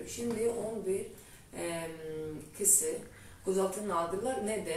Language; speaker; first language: Turkish; non-native, learner; Greek